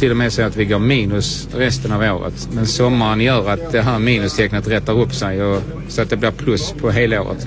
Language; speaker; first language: Swedish; native; Swedish